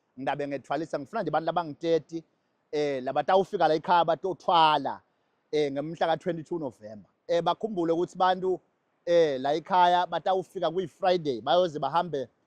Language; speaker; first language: Zulu; non-native, local second language; Swati